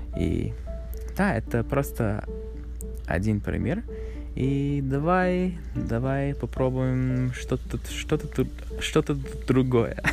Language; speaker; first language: Russian; non-native, learner; English